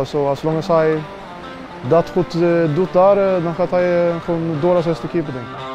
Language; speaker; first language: Dutch; non-native, fluent; Swedish